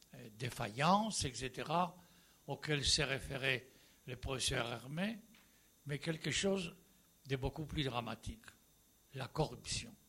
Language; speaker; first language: French; non-native, fluent; Spanish